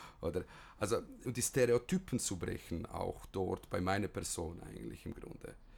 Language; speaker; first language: German; early bilingual, other home language; Bosnian